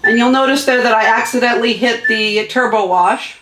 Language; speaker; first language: English; native; English